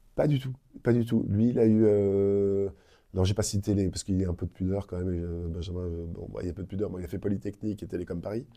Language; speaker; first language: French; native; French